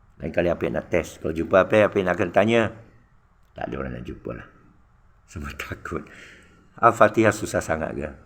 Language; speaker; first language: Malay; non-native, local second language; Chinese